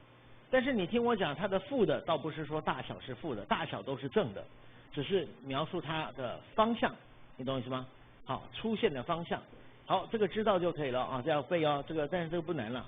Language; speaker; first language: Chinese; native; Chinese